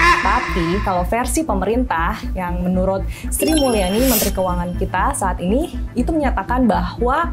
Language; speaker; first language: Indonesian; native; Indonesian